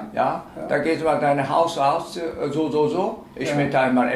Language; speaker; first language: German; non-native, learner; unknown